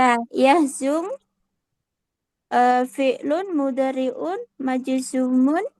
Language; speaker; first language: Arabic; non-native, learner; Indonesian